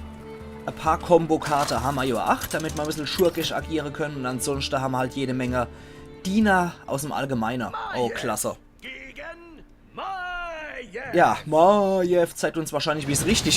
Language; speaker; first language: German; native; German